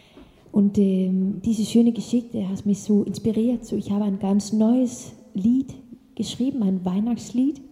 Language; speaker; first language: German; non-native, learner; Danish